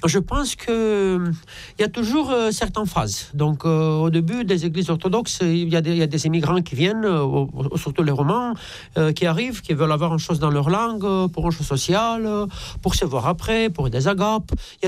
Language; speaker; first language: French; non-native, fluent; Romanian